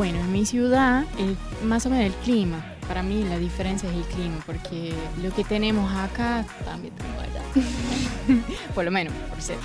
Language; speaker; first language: Spanish; non-native, fluent; Portuguese